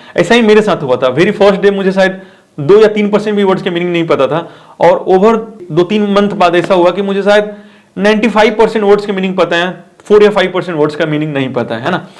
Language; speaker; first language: Hindi; native; Hindi